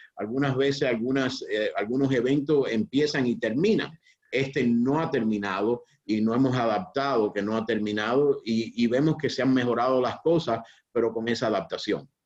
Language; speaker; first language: Spanish; early bilingual, heritage; Spanish